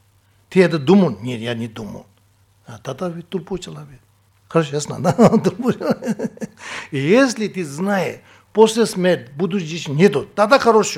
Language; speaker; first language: Russian; non-native, fluent; Tibetan